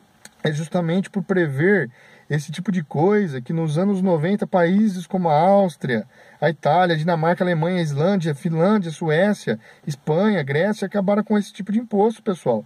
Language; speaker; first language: Portuguese; native; Portuguese